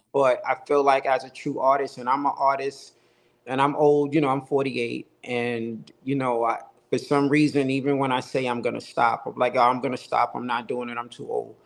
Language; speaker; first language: English; native; English